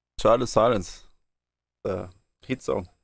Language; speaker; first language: English; non-native, fluent; Norwegian